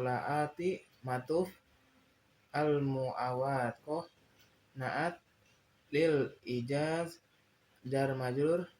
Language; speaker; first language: Arabic; non-native, learner; Indonesian